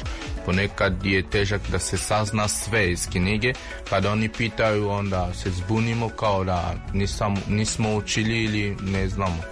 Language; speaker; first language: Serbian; non-native, fluent; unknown